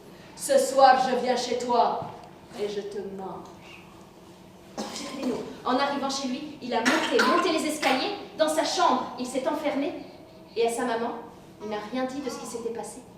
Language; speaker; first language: French; native; French